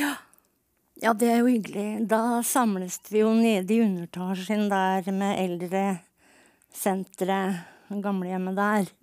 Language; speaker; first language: Norwegian; native; Norwegian